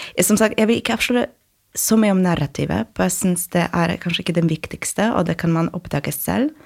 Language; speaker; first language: Norwegian; non-native, fluent; Polish